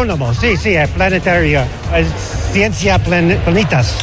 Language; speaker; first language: Spanish; non-native, learner; English